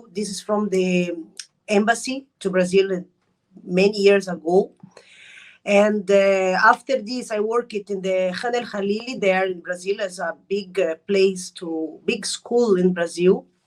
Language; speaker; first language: English; non-native, learner; Arabic